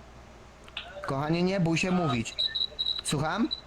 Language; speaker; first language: Polish; native; Polish